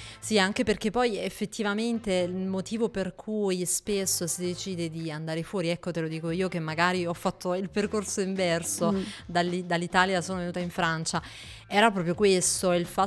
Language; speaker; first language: Italian; native; Italian